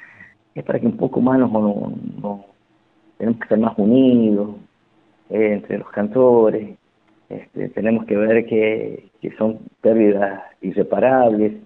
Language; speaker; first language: Spanish; native; Spanish